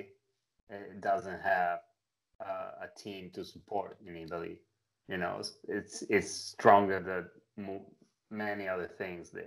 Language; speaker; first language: English; non-native, fluent; Italian